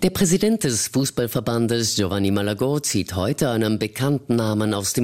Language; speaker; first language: German; native; German